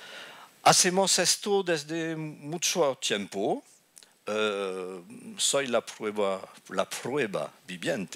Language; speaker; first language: Spanish; non-native, fluent; French